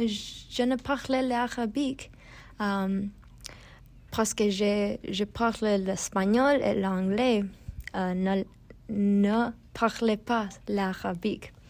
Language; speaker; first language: French; non-native, learner; English